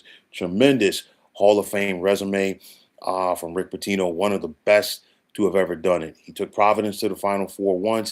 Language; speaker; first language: English; native; English